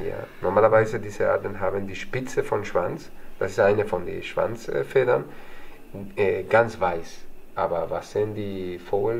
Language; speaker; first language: German; non-native, fluent; Spanish